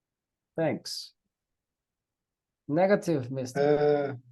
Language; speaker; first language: English; non-native, fluent; Portuguese